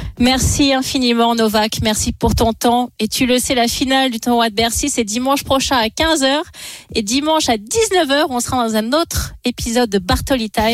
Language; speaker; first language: French; native; French